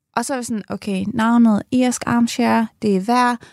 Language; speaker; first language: Danish; native; Danish